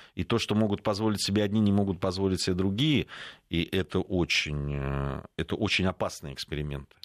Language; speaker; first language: Russian; native; Russian